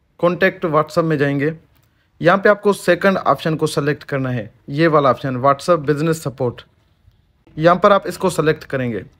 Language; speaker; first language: Urdu; non-native, local second language; Sindhi